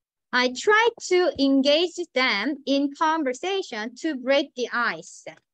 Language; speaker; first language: English; non-native, fluent; Korean